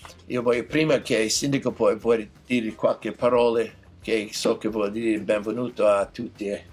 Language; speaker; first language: Italian; non-native, learner; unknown